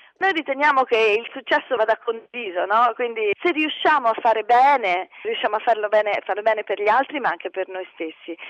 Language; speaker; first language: Italian; native; Italian